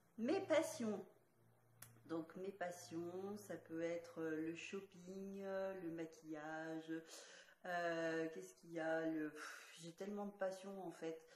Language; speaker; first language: French; native; French